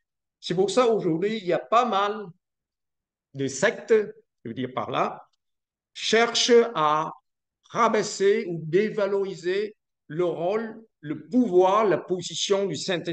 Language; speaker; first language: French; non-native, fluent; Vietnamese